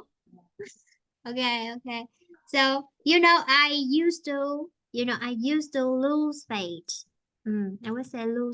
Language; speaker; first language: English; non-native, fluent; Vietnamese